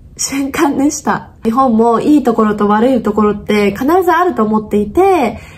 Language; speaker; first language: Japanese; non-native, fluent; German